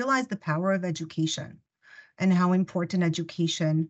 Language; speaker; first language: English; non-native, fluent; Russian